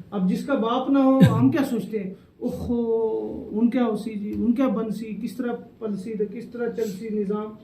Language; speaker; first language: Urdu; non-native, local second language; Saraiki